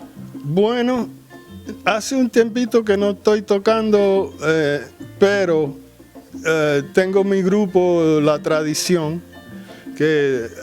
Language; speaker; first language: Spanish; early bilingual, heritage; Spanish